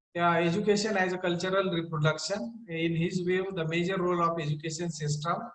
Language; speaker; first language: English; non-native, local second language; Marathi